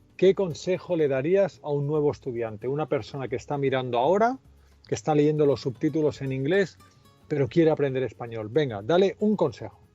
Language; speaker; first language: Spanish; native; Spanish